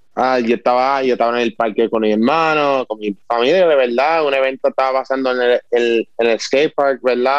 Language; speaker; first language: Spanish; early bilingual, heritage; Spanish